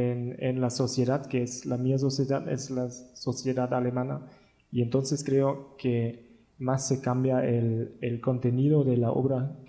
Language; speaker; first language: Spanish; non-native, learner; German